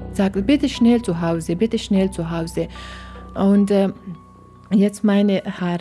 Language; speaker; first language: German; non-native, learner; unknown